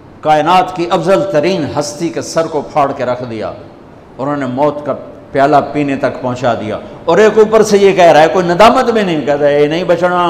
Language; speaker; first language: Urdu; non-native, local second language; Punjabi